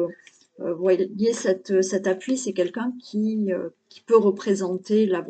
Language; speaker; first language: French; native; French